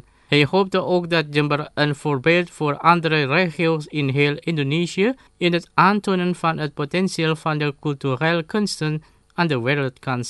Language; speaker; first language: Dutch; non-native, fluent; Indonesian